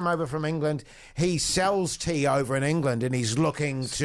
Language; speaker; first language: English; native; English